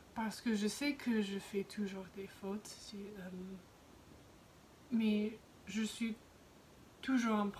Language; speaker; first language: French; non-native, fluent; English